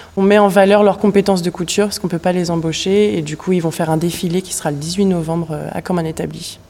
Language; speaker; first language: French; native; French